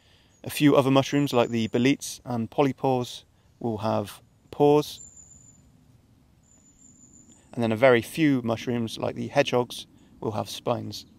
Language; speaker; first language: English; native; English